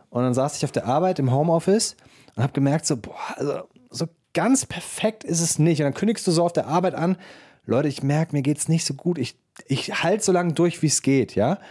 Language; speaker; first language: German; native; German